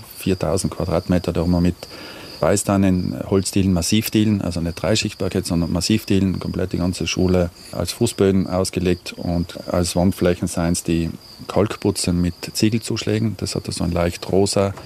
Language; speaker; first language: German; non-native, local second language; Ladin